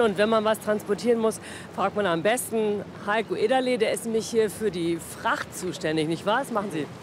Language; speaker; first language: German; native; German